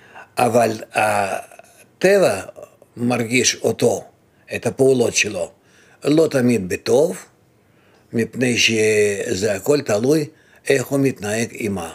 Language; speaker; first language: Hebrew; non-native, fluent; Russian